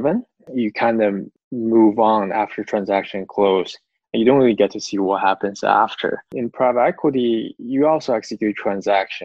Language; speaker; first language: English; non-native, fluent; Chinese